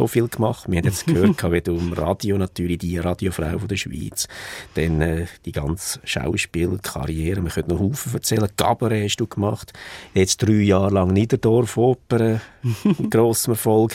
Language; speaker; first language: German; native; German